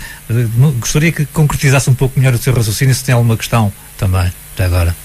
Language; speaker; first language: Portuguese; native; Portuguese